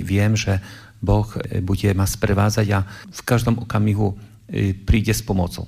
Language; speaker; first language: Slovak; non-native, fluent; Polish